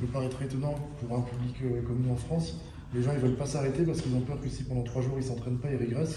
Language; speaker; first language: French; native; French